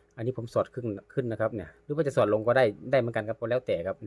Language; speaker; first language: Thai; native; Thai